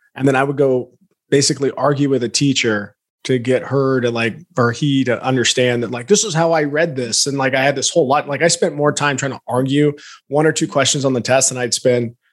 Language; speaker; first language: English; native; English